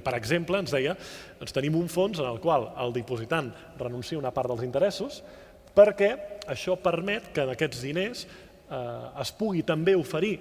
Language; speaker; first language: Catalan; native; Catalan